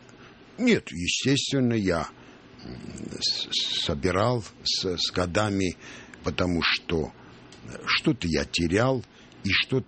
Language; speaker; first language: Russian; non-native, local second language; Armenian